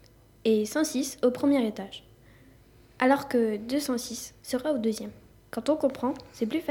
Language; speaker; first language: French; native; French